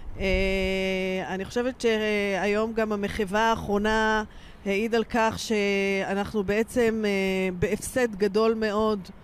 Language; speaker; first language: Hebrew; native; Hebrew